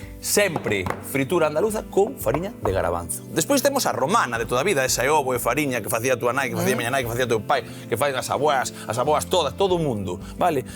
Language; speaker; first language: Galician; native; Galician